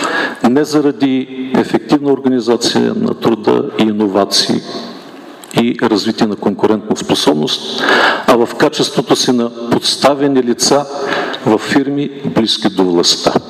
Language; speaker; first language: Bulgarian; native; Bulgarian